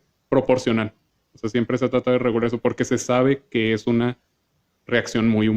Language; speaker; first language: Spanish; native; Spanish